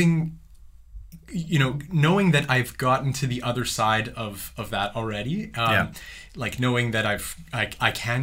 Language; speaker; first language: English; native; English